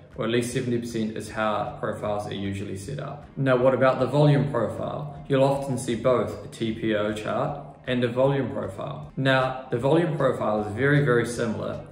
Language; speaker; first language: English; native; English